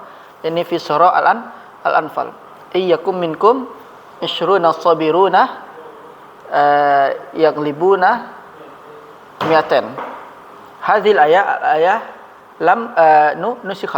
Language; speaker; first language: Arabic; non-native, fluent; Indonesian